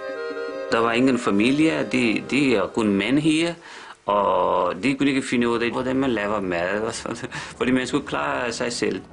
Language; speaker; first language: Danish; non-native, fluent; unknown